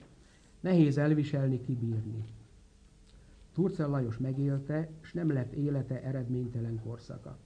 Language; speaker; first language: Hungarian; native; Hungarian